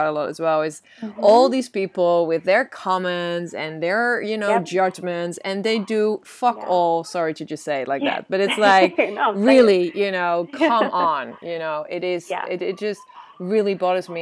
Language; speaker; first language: English; non-native, fluent; Dutch